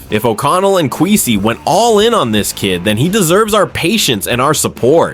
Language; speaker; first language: English; native; English